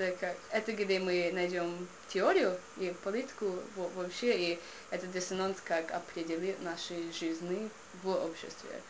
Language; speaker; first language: Russian; non-native, learner; English